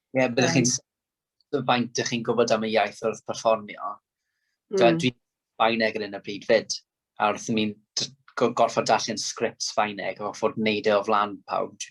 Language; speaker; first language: Welsh; non-native, local second language; English